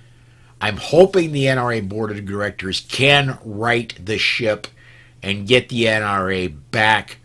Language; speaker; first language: English; native; English